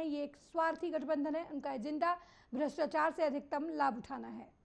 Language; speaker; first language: Hindi; native; Hindi